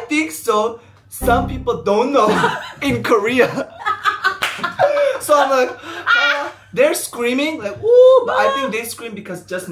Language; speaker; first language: English; non-native, fluent; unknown